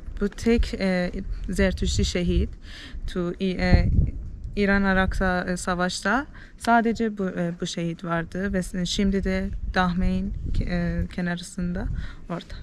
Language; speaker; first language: Turkish; non-native, fluent; Persian